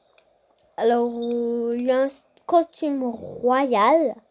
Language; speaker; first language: French; non-native, fluent; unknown